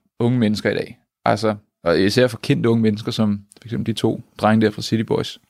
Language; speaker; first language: Danish; native; Danish